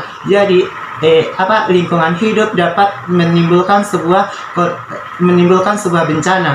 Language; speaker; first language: Indonesian; native; Indonesian